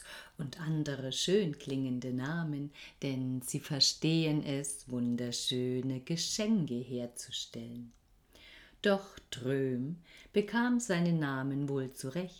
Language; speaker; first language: German; native; German